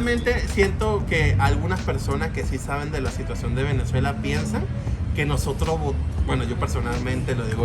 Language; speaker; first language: Spanish; native; Spanish